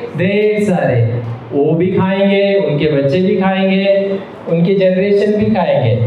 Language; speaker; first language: Hindi; non-native, local second language; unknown